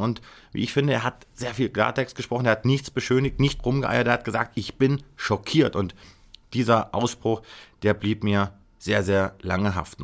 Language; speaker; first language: German; native; German